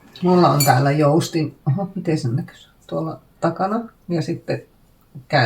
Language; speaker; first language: Finnish; native; Finnish